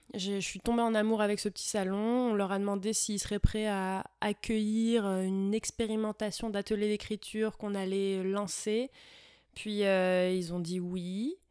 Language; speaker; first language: French; native; French